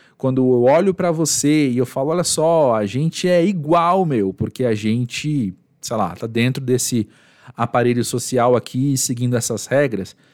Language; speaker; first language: Portuguese; native; Portuguese